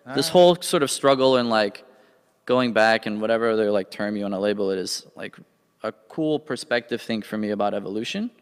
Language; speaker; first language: English; native; English